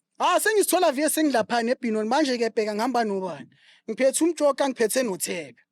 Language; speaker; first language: Zulu; non-native, local second language; Southern Sotho